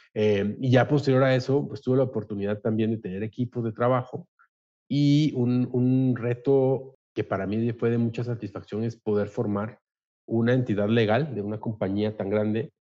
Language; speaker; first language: Spanish; native; Spanish